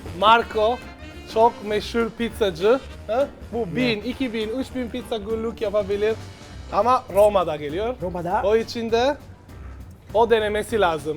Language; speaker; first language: Turkish; non-native, fluent; Italian